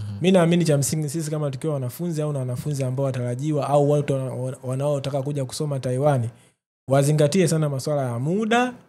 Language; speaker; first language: Swahili; native; Swahili